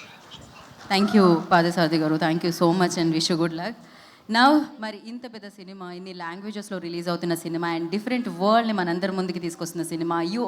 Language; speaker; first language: Telugu; native; Telugu